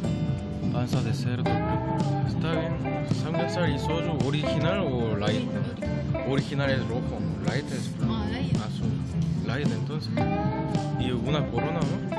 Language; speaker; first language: Spanish; non-native, fluent; Korean